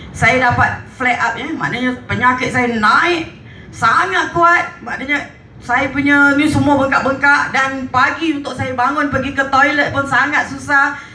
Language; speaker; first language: Malay; native; Malay